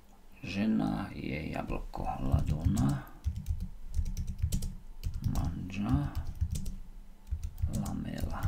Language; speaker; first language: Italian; non-native, learner; Slovak